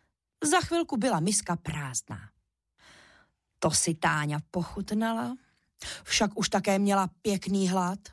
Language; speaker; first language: Czech; native; Czech